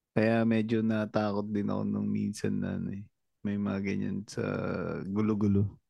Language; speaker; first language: Filipino; native; Filipino